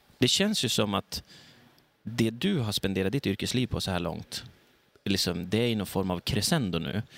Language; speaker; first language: Swedish; native; Swedish